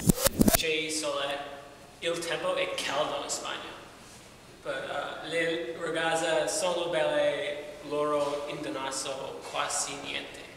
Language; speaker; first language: Italian; non-native, learner; English